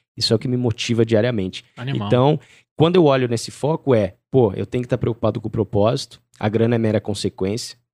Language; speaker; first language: Portuguese; native; Portuguese